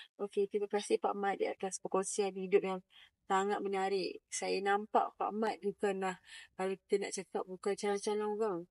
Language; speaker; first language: Malay; native; Malay